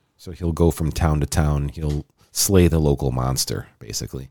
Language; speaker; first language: English; native; English